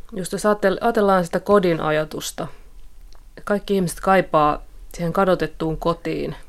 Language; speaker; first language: Finnish; native; Finnish